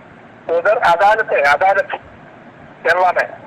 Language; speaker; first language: Hindi; non-native, local second language; Malayalam